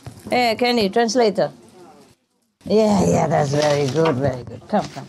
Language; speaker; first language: English; non-native, fluent; Vietnamese